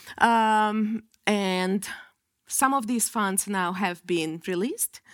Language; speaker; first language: English; non-native, fluent; Hungarian